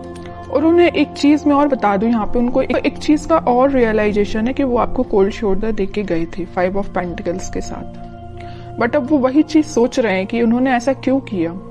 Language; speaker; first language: Hindi; native; Hindi